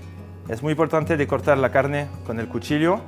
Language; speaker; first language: Spanish; non-native, fluent; French